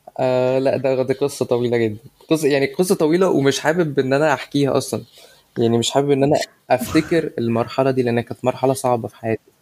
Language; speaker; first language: Arabic; native; Arabic